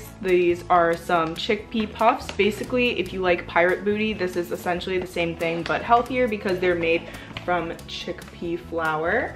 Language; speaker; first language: English; native; English